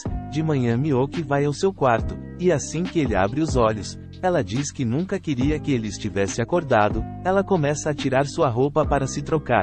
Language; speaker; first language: Portuguese; native; Portuguese